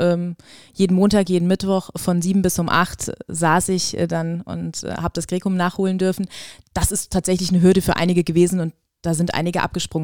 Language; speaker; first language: German; native; German